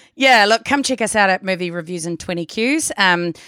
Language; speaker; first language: English; native; English